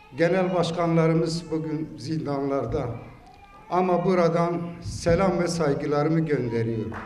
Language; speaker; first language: Turkish; non-native, local second language; Kurdish